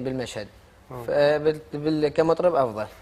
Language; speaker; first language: Arabic; native; Arabic